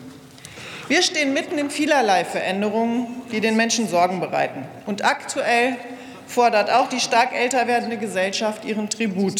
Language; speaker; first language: German; native; German